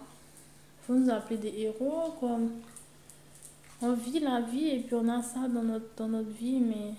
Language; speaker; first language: French; native; French